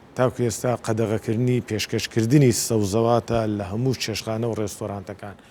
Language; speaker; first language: Central Kurdish; native; Central Kurdish